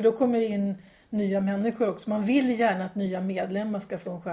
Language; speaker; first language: Swedish; native; Swedish